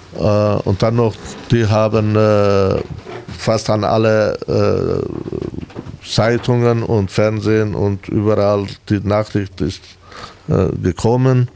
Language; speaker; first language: German; non-native, learner; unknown